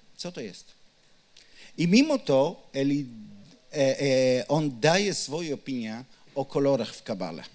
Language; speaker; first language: Polish; non-native, learner; Hebrew